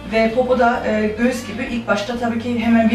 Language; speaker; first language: Turkish; early bilingual, heritage; Turkish